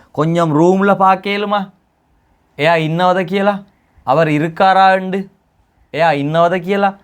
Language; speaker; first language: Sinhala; non-native, local second language; Tamil